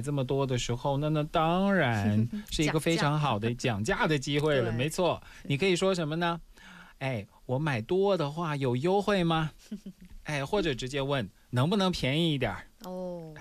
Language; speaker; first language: Chinese; native; Chinese